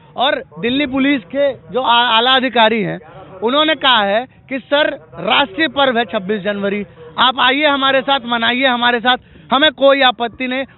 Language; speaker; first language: Hindi; native; Hindi